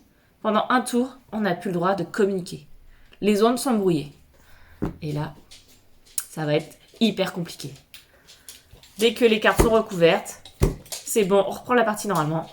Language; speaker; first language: French; native; French